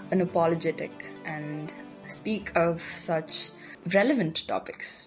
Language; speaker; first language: English; non-native, local second language; Malayalam